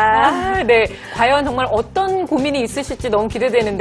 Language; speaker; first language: Korean; native; Korean